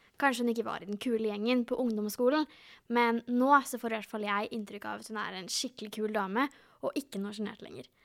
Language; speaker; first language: Norwegian; native; Norwegian